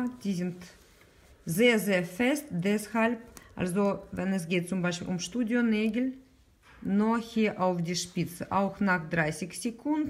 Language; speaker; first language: German; non-native, learner; Russian